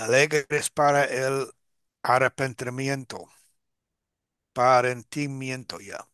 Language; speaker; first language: Spanish; non-native, fluent; English